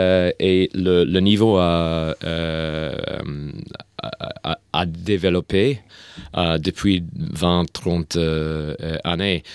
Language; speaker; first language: French; non-native, learner; English